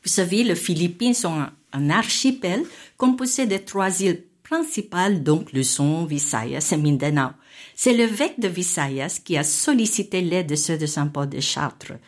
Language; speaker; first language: French; non-native, fluent; Filipino